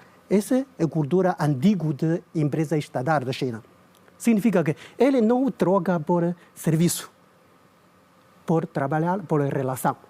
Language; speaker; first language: Portuguese; non-native, learner; Chinese